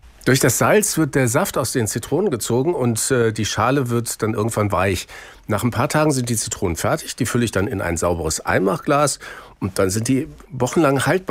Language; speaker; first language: German; native; German